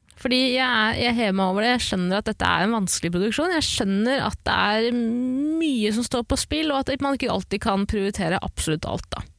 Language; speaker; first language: Norwegian; early bilingual, other home language; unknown